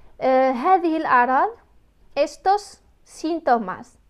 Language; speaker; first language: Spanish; non-native, fluent; Arabic